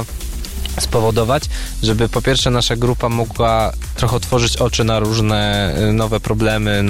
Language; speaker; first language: Polish; native; Polish